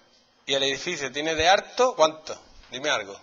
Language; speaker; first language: Spanish; native; Spanish